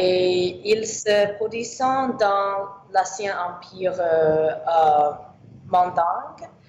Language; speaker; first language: French; non-native, learner; English